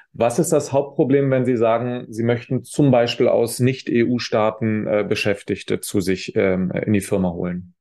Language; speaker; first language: German; native; German